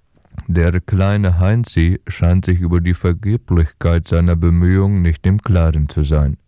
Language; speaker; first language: German; native; German